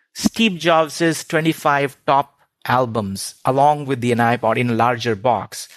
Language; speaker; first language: English; non-native, local second language; Hindi